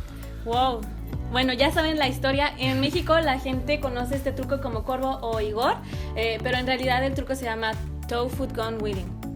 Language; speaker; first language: Spanish; native; Spanish